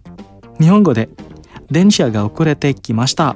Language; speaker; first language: Japanese; non-native, fluent; Indonesian